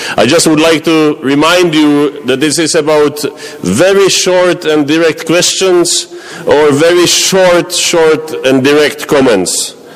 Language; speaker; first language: English; non-native, fluent; Czech